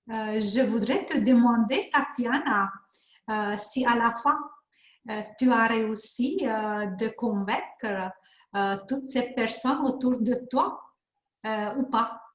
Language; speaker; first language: French; non-native, learner; Hungarian